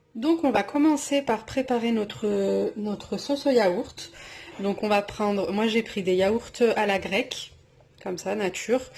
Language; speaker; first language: French; native; French